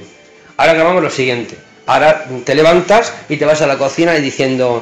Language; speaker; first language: Spanish; native; Spanish